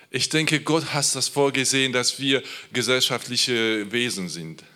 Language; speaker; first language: German; non-native, learner; Polish